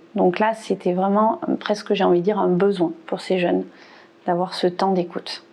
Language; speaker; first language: French; native; French